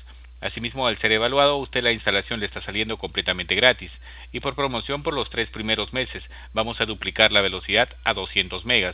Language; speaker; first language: Spanish; native; Spanish